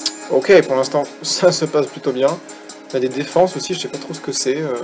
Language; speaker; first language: French; native; French